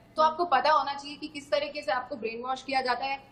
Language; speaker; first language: Hindi; native; Hindi